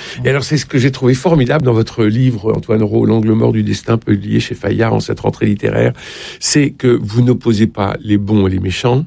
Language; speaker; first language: French; native; French